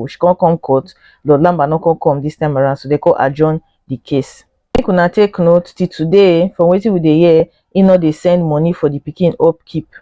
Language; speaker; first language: Nigerian Pidgin; native; Nigerian Pidgin